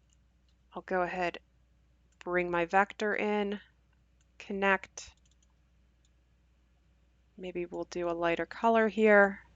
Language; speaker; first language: English; native; English